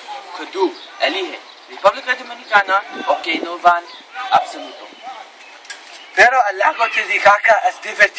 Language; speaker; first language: Spanish; non-native, learner; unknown